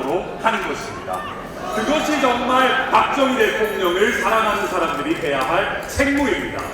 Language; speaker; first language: Korean; native; Korean